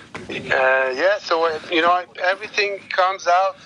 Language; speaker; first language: English; non-native, learner; Hebrew